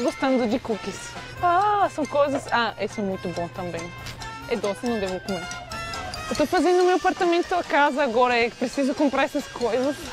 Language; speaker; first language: Portuguese; non-native, fluent; Bulgarian